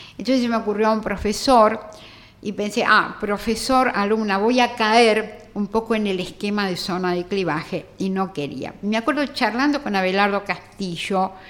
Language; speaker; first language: Spanish; native; Spanish